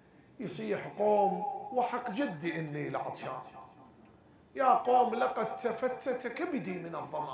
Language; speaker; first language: Arabic; native; Arabic